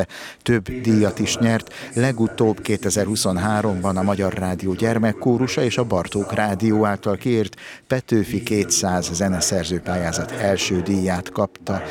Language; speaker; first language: Hungarian; native; Hungarian